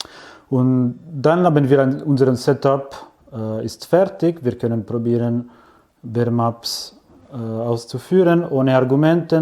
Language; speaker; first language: German; non-native, fluent; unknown